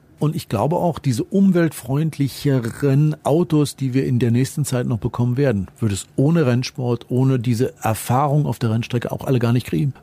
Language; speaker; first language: German; native; German